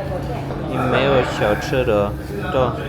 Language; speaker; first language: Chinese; non-native, learner; German